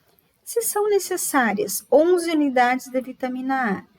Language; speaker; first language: Portuguese; native; Portuguese